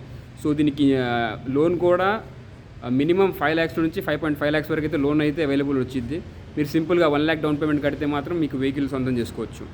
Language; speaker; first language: Telugu; native; Telugu